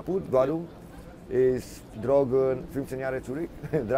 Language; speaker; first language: German; non-native, learner; Czech